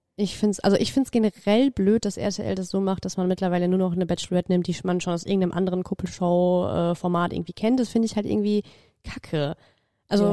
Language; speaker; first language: German; native; German